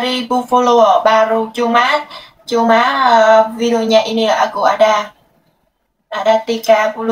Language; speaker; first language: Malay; non-native, learner; Vietnamese